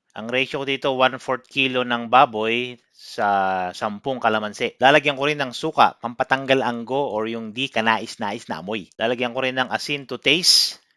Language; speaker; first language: Filipino; non-native, local second language; Iloko